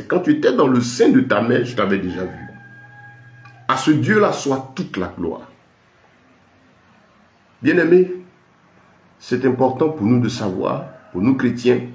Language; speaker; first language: French; native; French